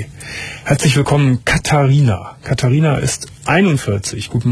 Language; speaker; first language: German; native; German